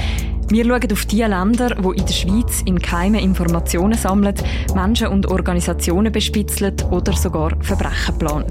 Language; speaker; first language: German; native; German